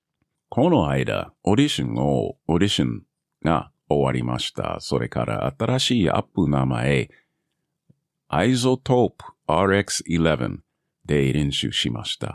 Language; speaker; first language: Japanese; non-native, learner; English